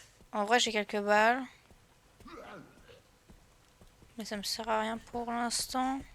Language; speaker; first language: French; native; French